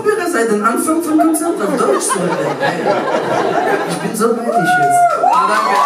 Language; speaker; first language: German; non-native, fluent; French